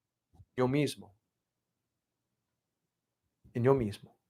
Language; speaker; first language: Spanish; non-native, fluent; English